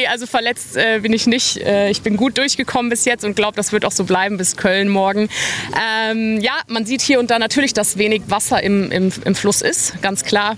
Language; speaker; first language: German; native; German